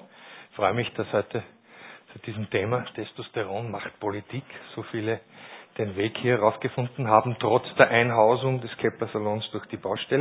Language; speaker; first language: German; native; German